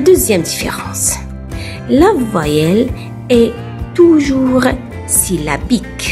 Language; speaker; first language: French; non-native, local second language; Arabic